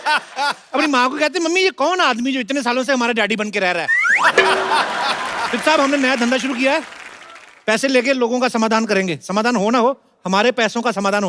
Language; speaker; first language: Hindi; native; Hindi